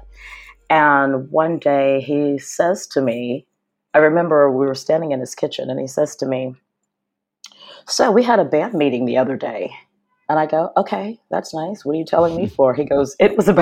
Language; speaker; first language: English; native; English